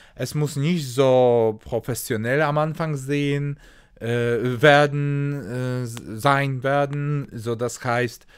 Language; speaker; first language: German; non-native, fluent; Polish